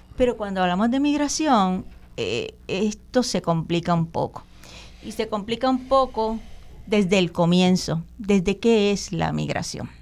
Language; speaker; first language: Spanish; native; Spanish